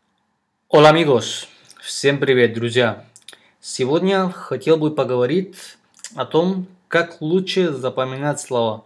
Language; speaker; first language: Russian; non-native, fluent; Spanish